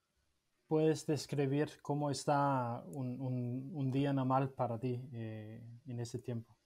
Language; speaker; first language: Spanish; non-native, learner; Danish